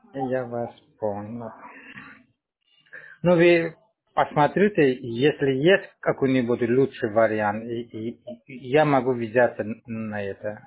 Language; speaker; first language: Russian; non-native, local second language; Tajik